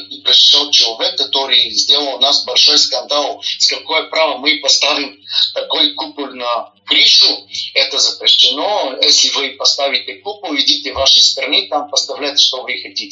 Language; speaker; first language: Russian; non-native, learner; Bulgarian